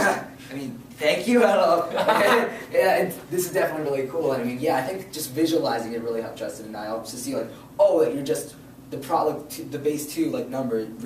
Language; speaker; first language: English; native; English